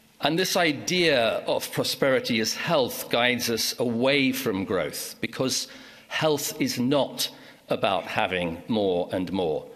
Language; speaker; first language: English; native; English